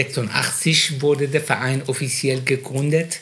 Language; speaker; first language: German; non-native, fluent; Persian